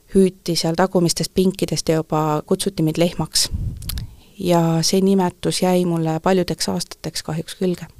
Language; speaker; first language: Estonian; early bilingual, heritage; Estonian